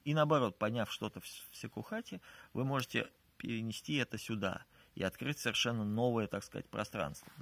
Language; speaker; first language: Russian; native; Russian